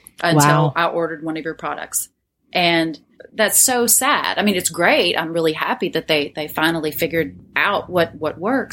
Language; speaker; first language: English; native; English